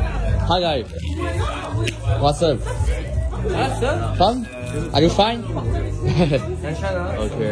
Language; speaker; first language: English; non-native, learner; French